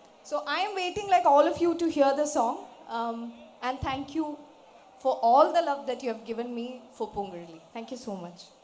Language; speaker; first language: English; non-native, local second language; Tamil